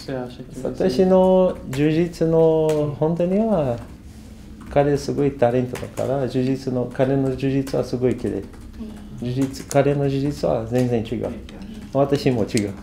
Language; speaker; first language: Japanese; non-native, learner; Portuguese